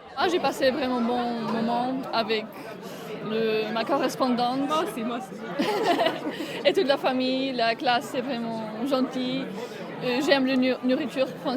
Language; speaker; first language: French; non-native, learner; Polish